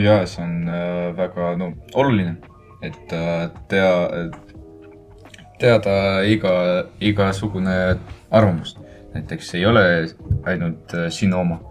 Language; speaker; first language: Estonian; non-native, local second language; Russian